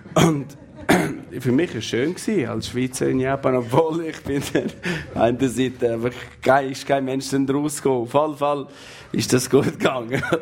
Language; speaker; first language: German; non-native, fluent; Albanian